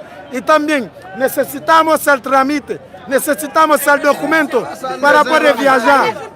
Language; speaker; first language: Spanish; non-native, learner; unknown